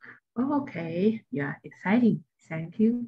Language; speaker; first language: English; non-native, learner; Chinese